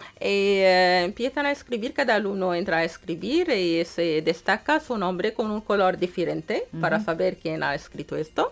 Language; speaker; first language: Spanish; non-native, fluent; Arabic